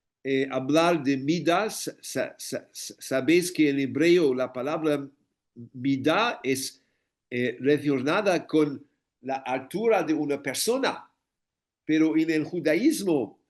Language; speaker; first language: Spanish; non-native, fluent; English